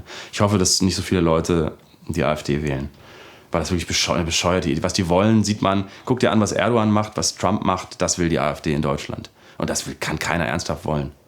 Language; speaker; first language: German; native; German